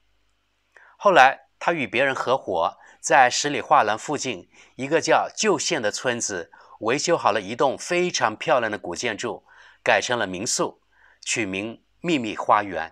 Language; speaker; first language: Chinese; native; Chinese